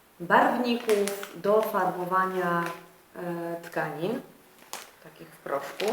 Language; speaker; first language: Polish; native; Polish